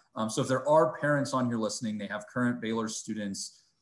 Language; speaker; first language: English; native; English